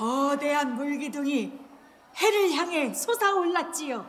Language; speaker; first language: Korean; native; Korean